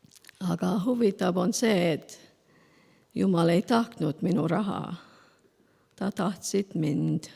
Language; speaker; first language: Estonian; non-native, learner; Spanish